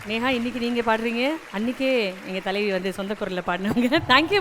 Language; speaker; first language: Tamil; native; Tamil